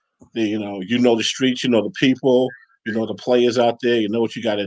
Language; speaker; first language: English; native; English